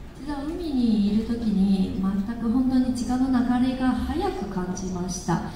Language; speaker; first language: Japanese; non-native, fluent; Chinese